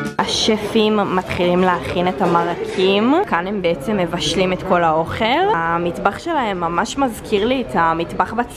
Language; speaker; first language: Hebrew; native; Hebrew